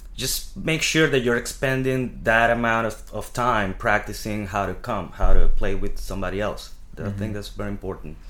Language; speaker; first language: English; non-native, fluent; Spanish